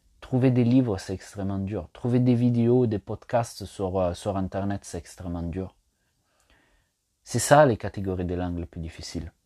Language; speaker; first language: French; non-native, fluent; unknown